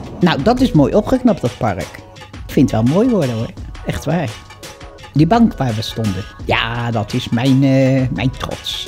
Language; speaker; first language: Dutch; native; Dutch